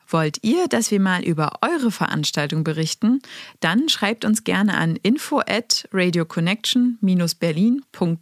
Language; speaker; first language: German; native; German